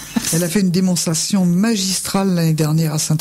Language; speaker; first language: French; native; French